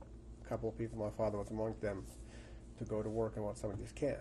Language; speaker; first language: English; early bilingual, other home language; Yiddish